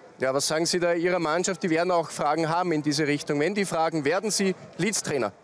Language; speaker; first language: German; native; German